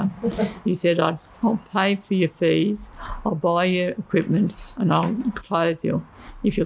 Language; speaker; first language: English; native; English